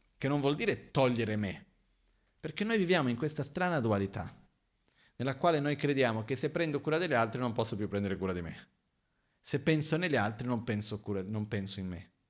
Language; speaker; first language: Italian; non-native, fluent; Portuguese